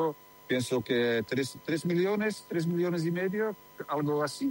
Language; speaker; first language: Spanish; non-native, learner; Dutch